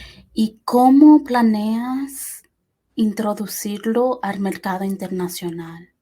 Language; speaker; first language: Spanish; early bilingual, heritage; Spanish